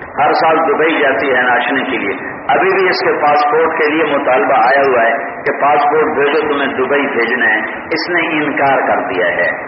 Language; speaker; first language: Urdu; non-native, local second language; Punjabi